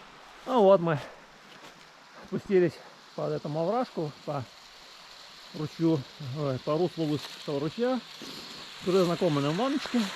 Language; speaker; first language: Russian; native; Russian